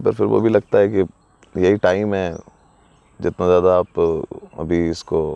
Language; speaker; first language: Hindi; native; Hindi